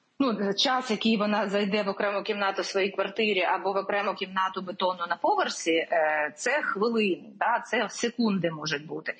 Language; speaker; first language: Ukrainian; native; Ukrainian